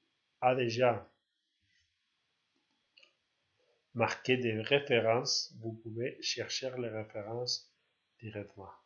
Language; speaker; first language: French; non-native, learner; Spanish